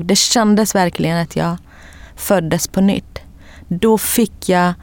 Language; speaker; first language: Swedish; non-native, fluent; Kurdish